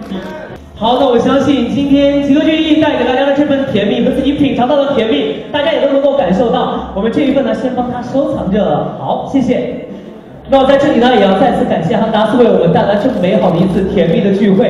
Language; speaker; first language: Chinese; native; Chinese